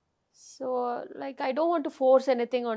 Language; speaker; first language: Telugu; non-native, learner; Tamil